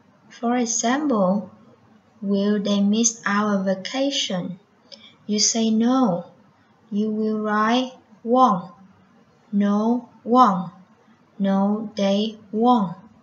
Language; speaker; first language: English; non-native, fluent; Vietnamese